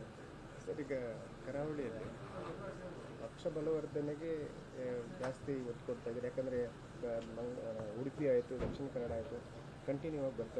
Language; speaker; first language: Kannada; native; Kannada